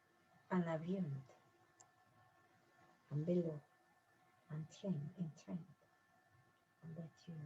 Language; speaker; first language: French; non-native, learner; Spanish